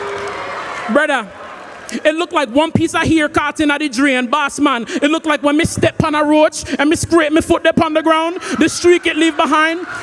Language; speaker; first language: English; native; English